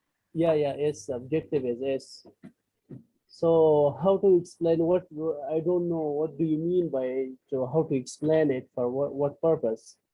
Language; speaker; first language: English; non-native, fluent; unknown